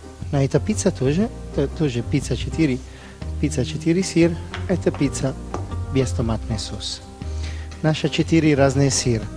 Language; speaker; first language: Russian; non-native, learner; Italian